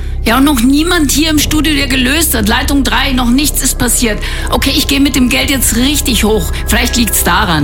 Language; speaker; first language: German; native; German